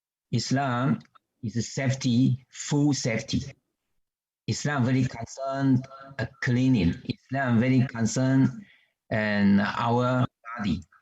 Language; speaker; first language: English; non-native, learner; Chinese